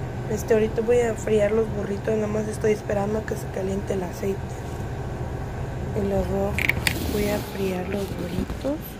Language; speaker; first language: Spanish; early bilingual, heritage; Spanish